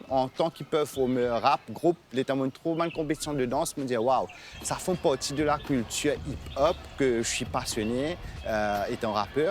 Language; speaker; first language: French; non-native, local second language; Morisyen